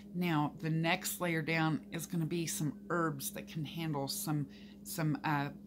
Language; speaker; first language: English; native; English